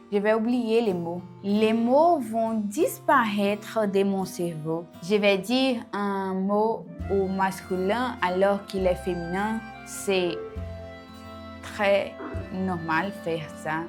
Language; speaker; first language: French; non-native, learner; Portuguese